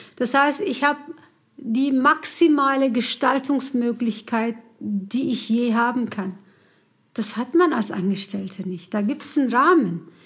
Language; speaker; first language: German; non-native, fluent; Kurdish